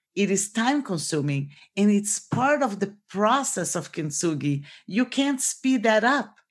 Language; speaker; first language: English; non-native, fluent; Portuguese